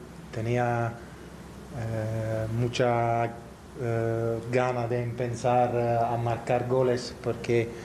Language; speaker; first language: Spanish; non-native, fluent; Italian